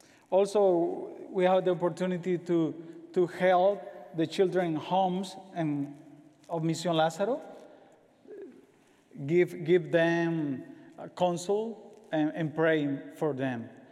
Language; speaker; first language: English; non-native, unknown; Spanish